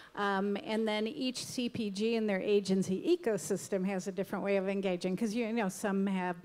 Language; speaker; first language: English; native; English